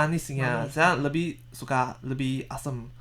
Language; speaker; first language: Indonesian; non-native, learner; Chinese